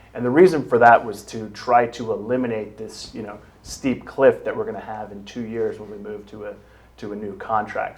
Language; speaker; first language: English; native; English